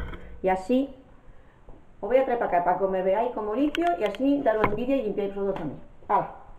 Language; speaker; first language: Spanish; native; Spanish